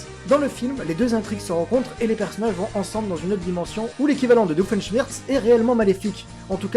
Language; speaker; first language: French; native; French